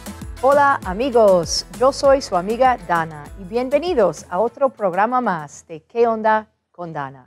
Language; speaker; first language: Spanish; non-native, fluent; English